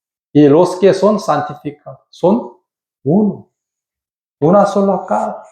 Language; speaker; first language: Spanish; non-native, learner; Korean